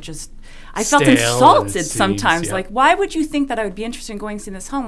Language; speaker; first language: English; non-native, fluent; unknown